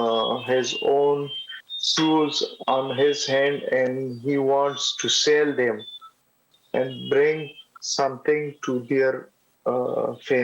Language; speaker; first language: English; non-native, learner; Pashto